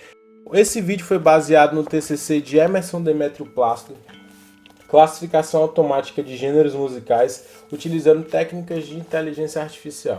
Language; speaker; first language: Portuguese; native; Portuguese